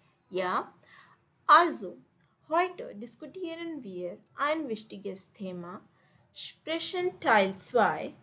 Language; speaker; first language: German; non-native, fluent; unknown